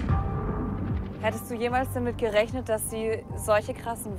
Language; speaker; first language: German; native; German